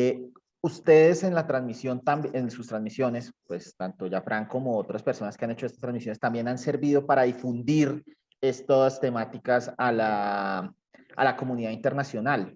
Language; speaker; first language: Spanish; native; Spanish